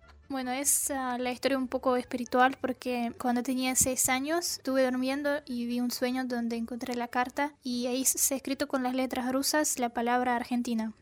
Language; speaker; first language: Spanish; non-native, fluent; Russian